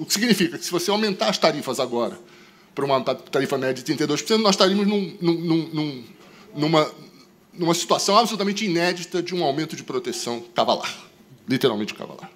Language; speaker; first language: Portuguese; native; Portuguese